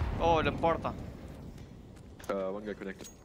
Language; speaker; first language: English; non-native, learner; Portuguese